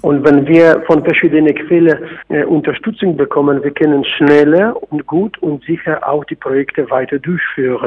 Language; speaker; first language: German; non-native, fluent; Polish